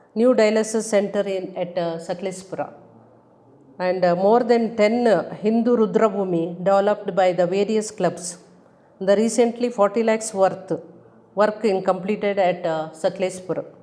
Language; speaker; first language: English; non-native, local second language; Kannada